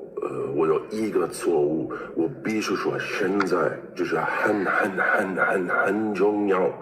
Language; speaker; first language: Chinese; non-native, learner; English